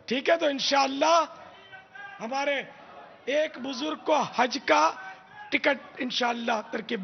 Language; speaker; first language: Urdu; native; Urdu